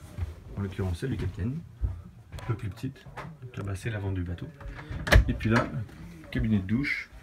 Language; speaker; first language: French; native; French